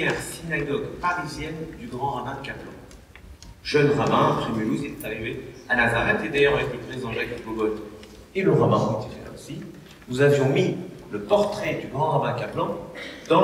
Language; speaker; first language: French; native; French